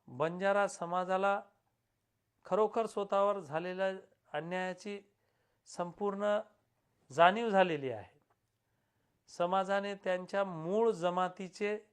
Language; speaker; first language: Marathi; non-native, local second language; Lambadi